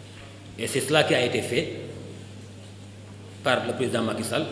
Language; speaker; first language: French; non-native, local second language; Wolof